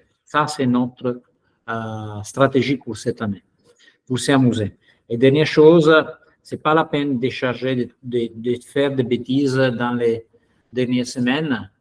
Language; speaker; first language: French; non-native, fluent; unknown